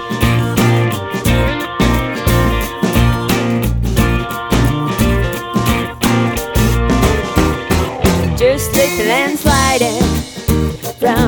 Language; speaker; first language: English; non-native, learner; Japanese